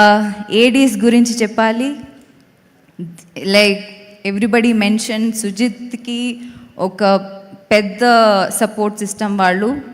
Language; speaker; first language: Telugu; non-native, local second language; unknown